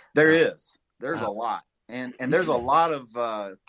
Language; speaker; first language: English; native; English